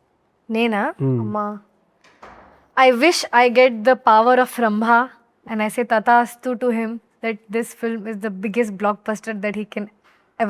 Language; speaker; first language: Telugu; non-native, learner; Hindi